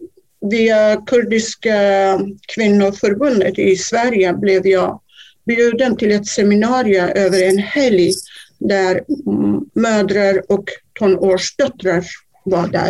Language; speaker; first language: Swedish; non-native, fluent; Kurdish